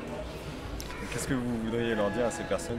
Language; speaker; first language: French; native; French